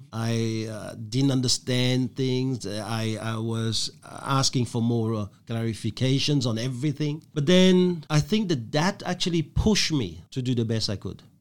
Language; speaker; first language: English; non-native, fluent; French